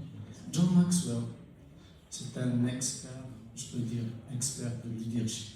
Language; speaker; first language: French; non-native, local second language; Arabic